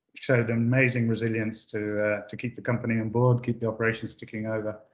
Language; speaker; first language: English; native; English